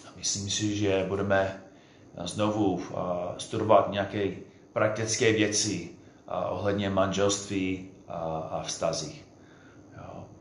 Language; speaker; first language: Czech; non-native, fluent; English